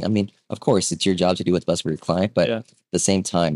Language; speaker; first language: English; early bilingual, other home language; Vietnamese